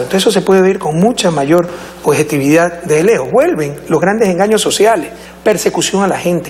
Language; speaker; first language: Spanish; native; Spanish